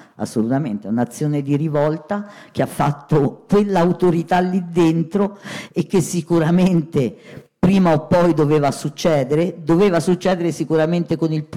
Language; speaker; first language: Italian; native; Italian